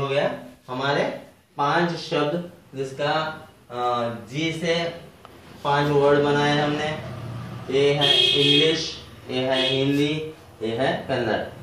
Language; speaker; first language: Hindi; non-native, local second language; Kannada